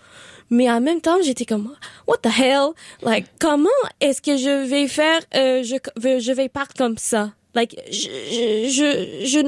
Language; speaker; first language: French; non-native, learner; Spanish